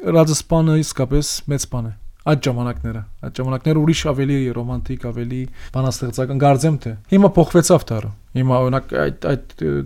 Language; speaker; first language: Armenian; early bilingual, heritage; Armenian